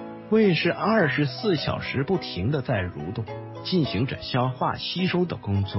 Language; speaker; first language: Chinese; native; Chinese